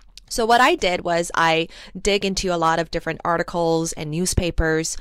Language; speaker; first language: English; early bilingual, other home language; Chinese